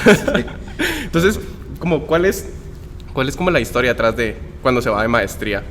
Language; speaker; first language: Spanish; native; Spanish